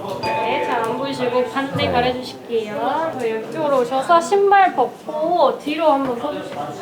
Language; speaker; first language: Korean; native; Korean